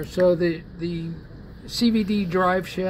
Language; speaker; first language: English; native; English